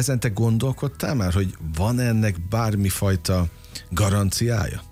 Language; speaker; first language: Hungarian; native; Hungarian